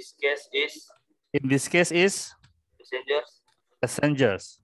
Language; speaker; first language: English; non-native, learner; Indonesian